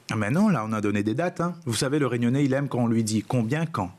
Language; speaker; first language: French; non-native, local second language; Réunion Creole French